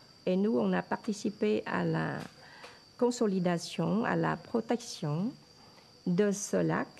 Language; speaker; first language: French; non-native, fluent; Vietnamese